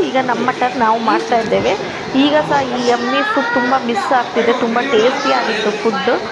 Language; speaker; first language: Kannada; non-native, local second language; Tulu